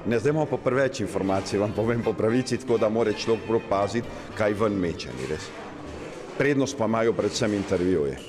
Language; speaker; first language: Slovenian; early bilingual, heritage; Slovenian